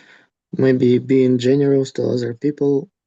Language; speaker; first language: English; non-native, learner; Russian